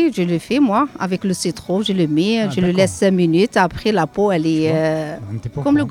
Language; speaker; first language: French; non-native, learner; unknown